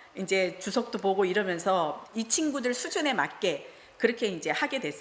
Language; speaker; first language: Korean; native; Korean